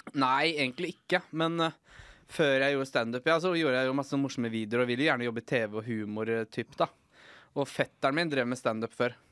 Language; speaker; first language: Norwegian; native; Norwegian